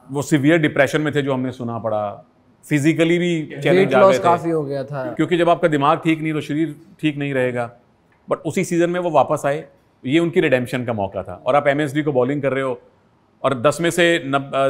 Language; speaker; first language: Hindi; native; Hindi